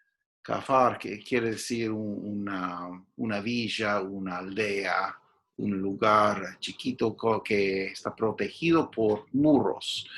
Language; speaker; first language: Spanish; non-native, fluent; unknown